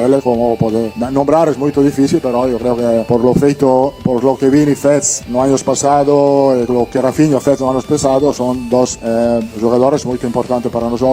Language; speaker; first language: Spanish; non-native, fluent; Italian